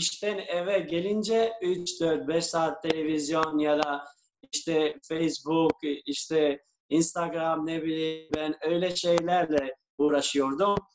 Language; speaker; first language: Turkish; non-native, fluent; Albanian